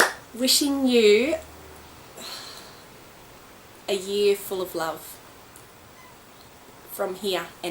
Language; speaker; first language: English; native; English